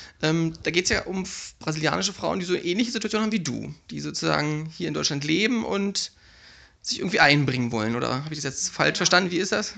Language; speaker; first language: German; native; German